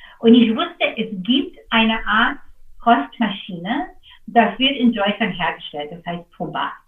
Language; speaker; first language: German; non-native, fluent; English